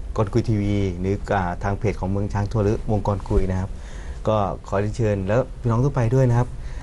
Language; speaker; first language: Thai; non-native, local second language; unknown